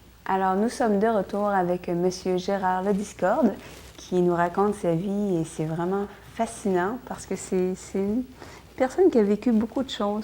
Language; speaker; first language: French; native; French